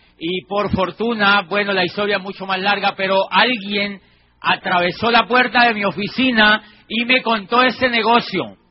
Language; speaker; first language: Spanish; native; Spanish